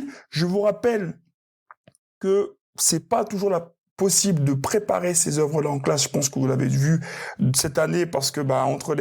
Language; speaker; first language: French; native; French